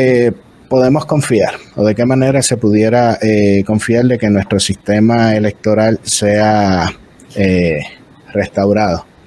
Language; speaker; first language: Spanish; native; Spanish